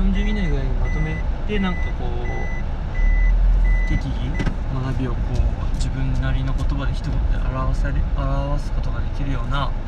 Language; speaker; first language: Japanese; native; Japanese